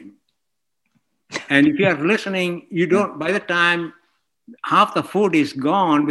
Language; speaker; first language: English; non-native, local second language; Malayalam